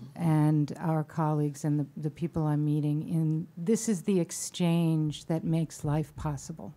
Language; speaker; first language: English; native; English